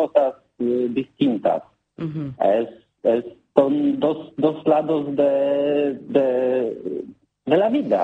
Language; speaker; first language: Spanish; non-native, learner; Polish